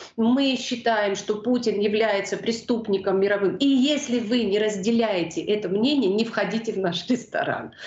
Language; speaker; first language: Russian; non-native, local second language; Georgian